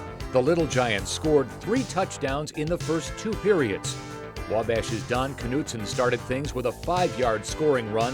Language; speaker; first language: English; native; English